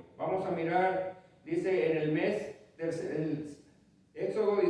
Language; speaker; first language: Spanish; native; Spanish